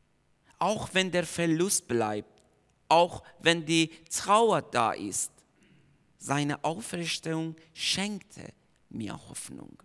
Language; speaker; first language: German; non-native, fluent; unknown